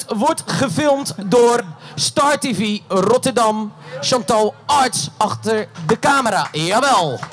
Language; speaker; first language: Dutch; native; Dutch